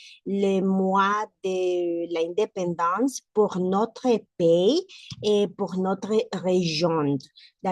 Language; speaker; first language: French; non-native, learner; Spanish